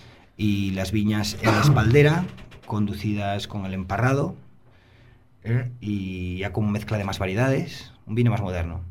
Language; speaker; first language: Spanish; native; Spanish